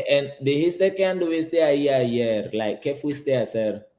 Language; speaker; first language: Spanish; early bilingual, heritage; Spanish